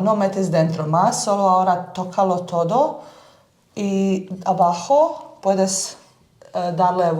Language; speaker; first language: Spanish; early bilingual, heritage; Bosnian